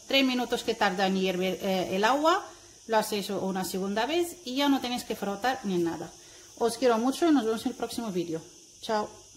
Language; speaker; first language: Spanish; non-native, fluent; Arabic